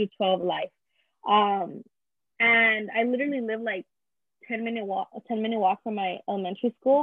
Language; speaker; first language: English; early bilingual, other home language; Spanish